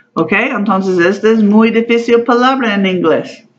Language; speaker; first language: Spanish; non-native, learner; English